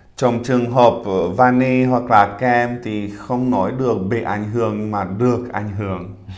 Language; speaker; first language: Vietnamese; non-native, fluent; Czech